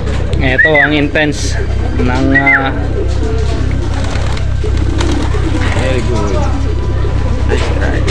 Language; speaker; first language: Filipino; native; Filipino